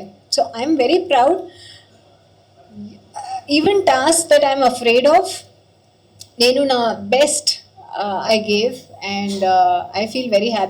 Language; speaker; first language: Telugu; non-native, learner; Hindi